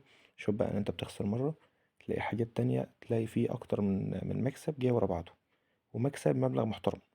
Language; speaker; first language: Arabic; native; Arabic